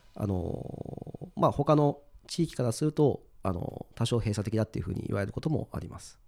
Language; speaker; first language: Japanese; native; Japanese